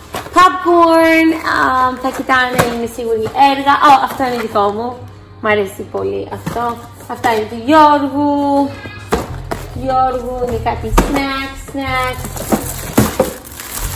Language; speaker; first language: Greek; early bilingual, heritage; English